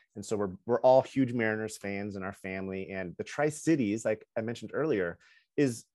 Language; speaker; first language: English; native; English